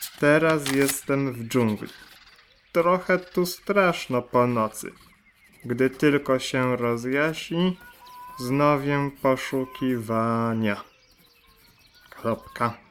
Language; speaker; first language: Polish; native; Polish